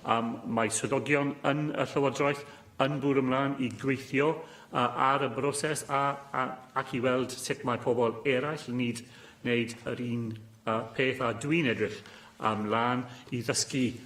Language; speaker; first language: Welsh; non-native, local second language; English